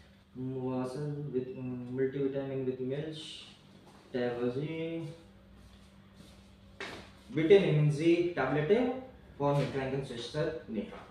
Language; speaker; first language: German; non-native, learner; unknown